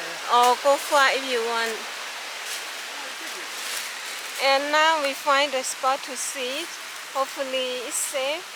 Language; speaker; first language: English; non-native, learner; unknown